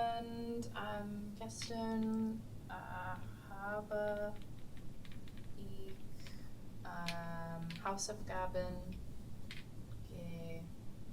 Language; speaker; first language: German; non-native, learner; English